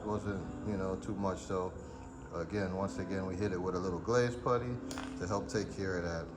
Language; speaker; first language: English; native; English